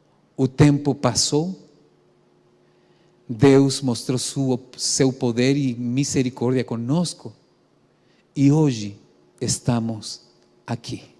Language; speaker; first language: Portuguese; non-native, fluent; Spanish